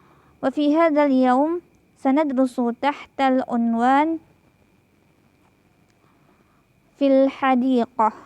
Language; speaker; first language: Arabic; non-native, fluent; Indonesian